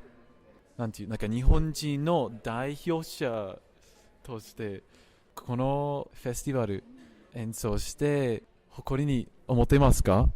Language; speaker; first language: Japanese; non-native, fluent; English